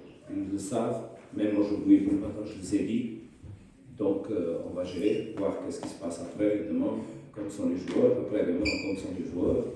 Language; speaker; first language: French; non-native, fluent; Portuguese